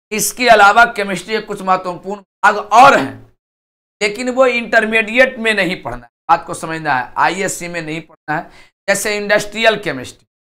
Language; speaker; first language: Hindi; native; Hindi